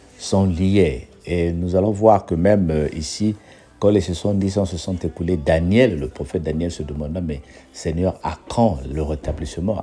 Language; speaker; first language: French; non-native, local second language; Lingala